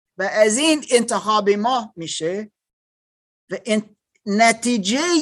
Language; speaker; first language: Persian; non-native, learner; German